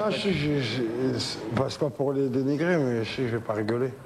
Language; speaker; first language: French; native; French